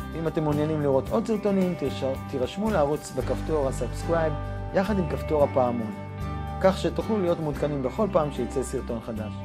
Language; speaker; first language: Hebrew; native; Hebrew